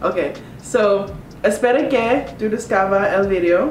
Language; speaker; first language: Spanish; non-native, learner; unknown